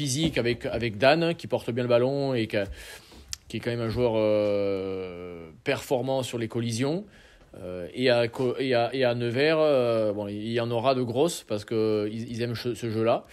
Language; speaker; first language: French; native; French